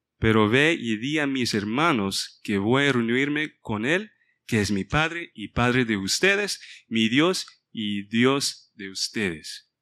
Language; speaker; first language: Spanish; early bilingual, heritage; Spanish